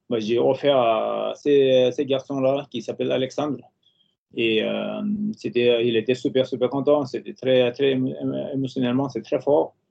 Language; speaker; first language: French; non-native, fluent; Nepali